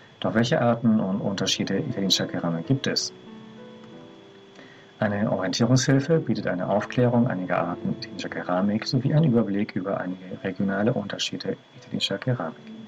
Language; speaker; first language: German; native; German